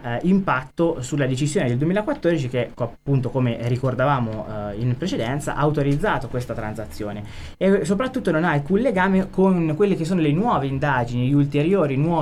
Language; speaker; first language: Italian; native; Italian